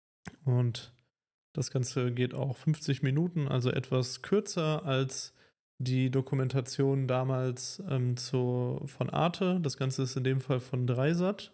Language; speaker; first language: German; native; German